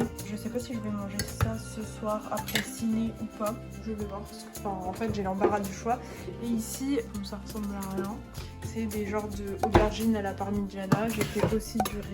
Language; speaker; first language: French; native; French